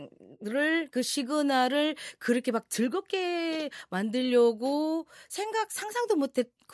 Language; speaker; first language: Korean; non-native, fluent; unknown